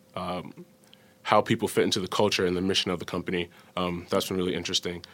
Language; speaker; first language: English; native; English